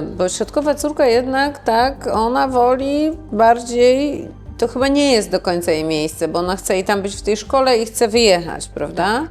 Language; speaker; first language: Polish; native; Polish